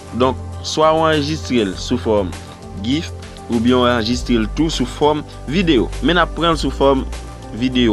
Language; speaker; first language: French; non-native, learner; Haitian Creole